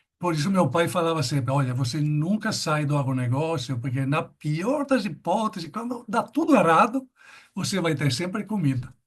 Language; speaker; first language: Portuguese; non-native, fluent; Italian